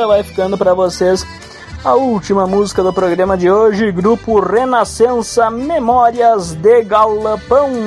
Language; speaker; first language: Portuguese; native; Portuguese